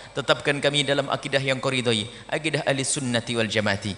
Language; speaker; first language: Indonesian; non-native, fluent; Javanese